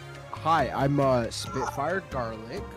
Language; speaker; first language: English; native; English